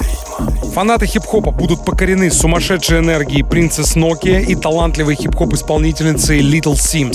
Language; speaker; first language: Russian; native; Russian